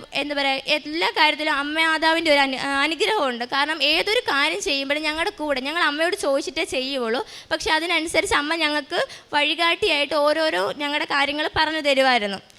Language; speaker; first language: Malayalam; native; Malayalam